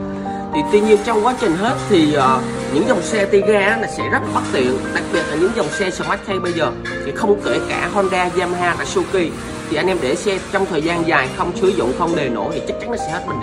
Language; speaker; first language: Vietnamese; native; Vietnamese